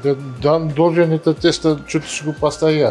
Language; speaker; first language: Russian; non-native, learner; Armenian